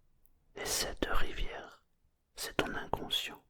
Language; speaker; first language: French; native; French